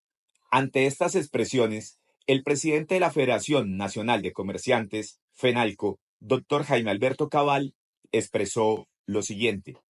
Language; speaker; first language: Spanish; native; Spanish